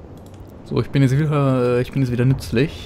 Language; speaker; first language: German; native; German